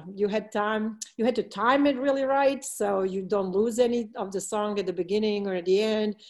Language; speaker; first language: English; non-native, fluent; Serbian